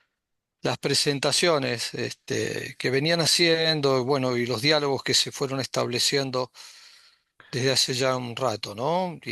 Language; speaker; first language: Spanish; native; Spanish